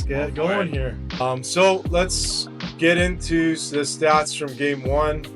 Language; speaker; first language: English; native; English